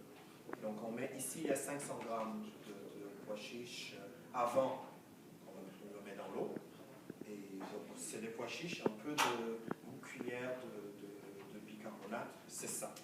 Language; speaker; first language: French; non-native, fluent; Hebrew